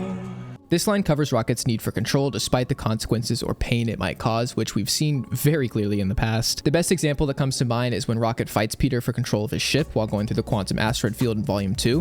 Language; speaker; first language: English; native; English